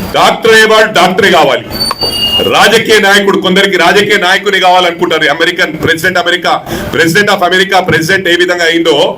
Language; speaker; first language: Telugu; non-native, local second language; Tamil